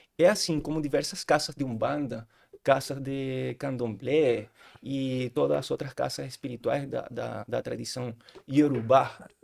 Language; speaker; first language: Portuguese; non-native, fluent; Spanish